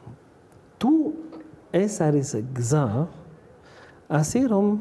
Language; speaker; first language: Georgian; non-native, learner; French